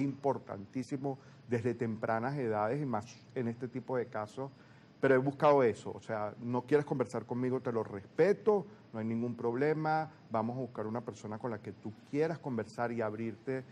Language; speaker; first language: Spanish; native; Spanish